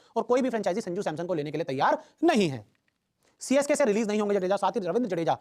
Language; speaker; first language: Hindi; native; Hindi